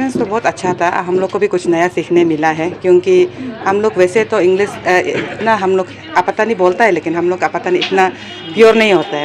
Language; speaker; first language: Hindi; non-native, local second language; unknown